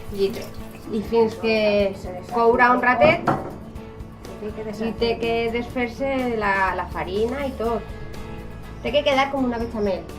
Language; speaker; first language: Catalan; non-native, local second language; Spanish